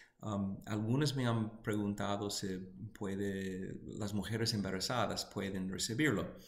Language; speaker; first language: Spanish; non-native, fluent; English